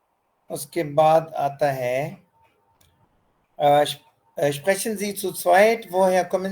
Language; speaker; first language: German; non-native, fluent; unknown